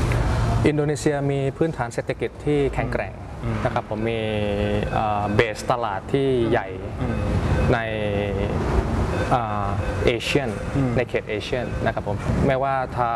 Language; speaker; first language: Thai; early bilingual, other home language; Indonesian